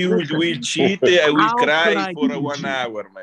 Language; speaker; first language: English; non-native, learner; Italian